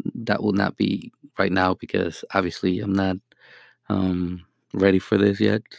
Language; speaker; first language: English; non-native, fluent; Spanish